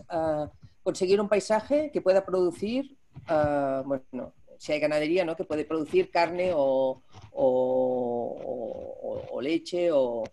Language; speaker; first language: Spanish; native; Spanish